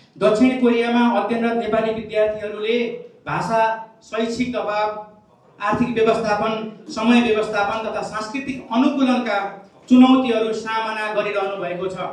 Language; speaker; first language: Nepali; native; Nepali